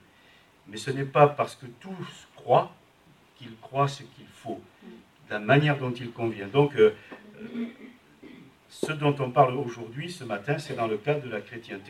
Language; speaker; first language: French; native; French